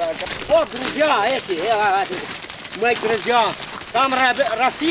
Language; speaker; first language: Russian; non-native, local second language; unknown